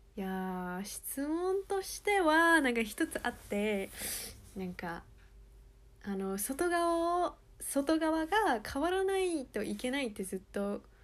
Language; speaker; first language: Japanese; early bilingual, heritage; Japanese